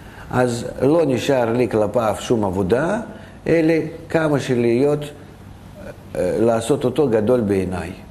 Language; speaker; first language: Hebrew; non-native, fluent; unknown